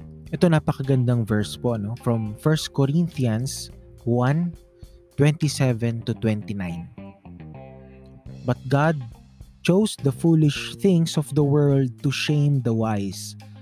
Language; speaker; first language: English; non-native, local second language; Filipino